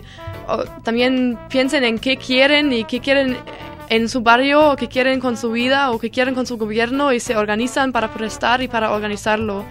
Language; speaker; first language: Spanish; non-native, learner; German